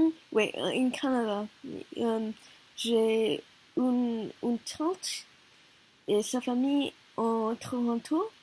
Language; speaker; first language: French; non-native, learner; Korean